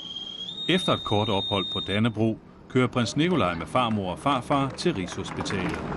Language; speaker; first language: Danish; native; Danish